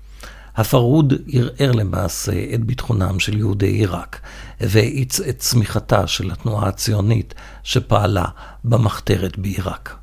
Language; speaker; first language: Hebrew; native; Hebrew